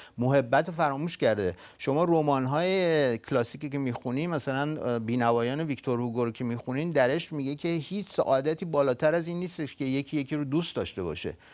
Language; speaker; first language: Persian; native; Persian